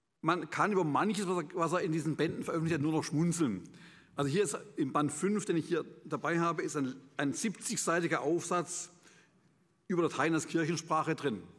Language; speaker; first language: German; native; German